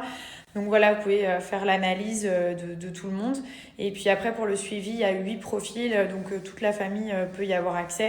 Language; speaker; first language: French; native; French